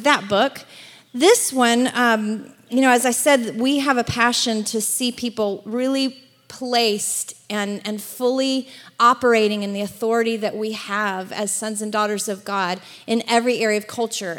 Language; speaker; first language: English; native; English